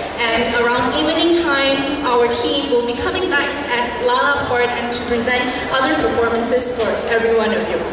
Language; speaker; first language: English; non-native, local second language; Chinese